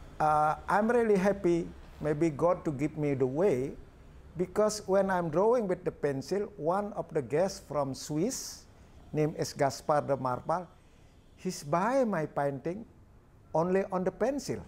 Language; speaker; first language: English; non-native, learner; Balinese